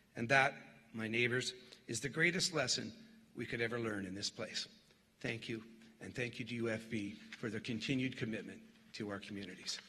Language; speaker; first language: English; native; English